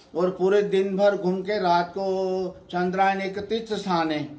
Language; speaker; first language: Hindi; non-native, local second language; Gujarati